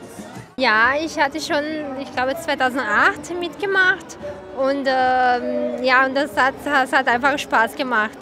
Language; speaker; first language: German; non-native, fluent; Portuguese